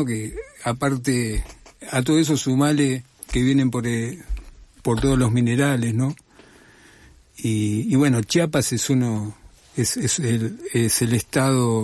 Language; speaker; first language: Spanish; native; Spanish